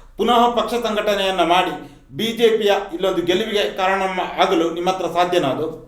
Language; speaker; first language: Kannada; native; Kannada